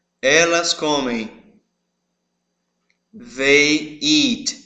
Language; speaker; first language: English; non-native, fluent; Portuguese